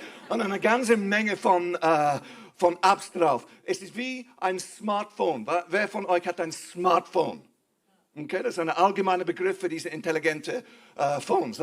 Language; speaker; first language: German; non-native, fluent; English